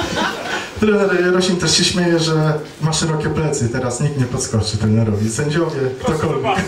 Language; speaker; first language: Polish; native; Polish